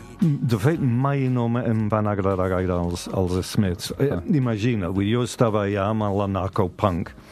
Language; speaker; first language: Catalan; non-native, fluent; English